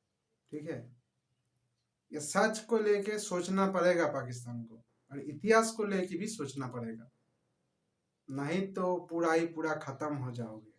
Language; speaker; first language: Hindi; non-native, local second language; Bangla